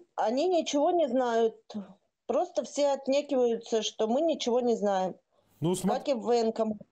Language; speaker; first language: Russian; native; Russian